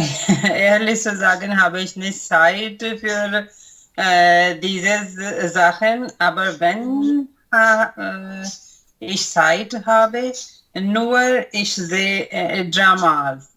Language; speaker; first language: German; non-native, learner; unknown